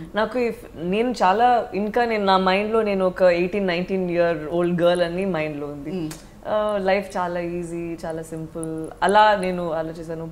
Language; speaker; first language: Telugu; non-native, fluent; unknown